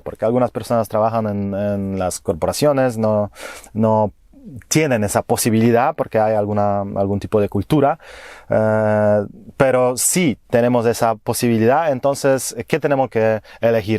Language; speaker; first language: Spanish; non-native, fluent; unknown